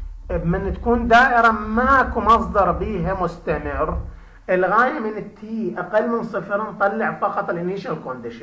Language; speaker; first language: Arabic; native; Arabic